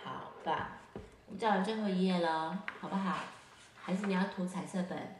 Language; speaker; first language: Chinese; native; Chinese